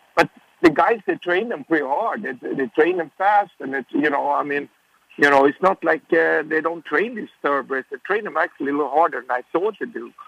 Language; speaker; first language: English; non-native, fluent; Swedish